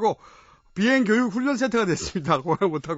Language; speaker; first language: Korean; native; Korean